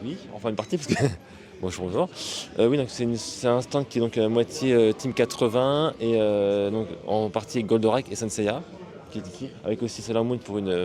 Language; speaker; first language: French; native; French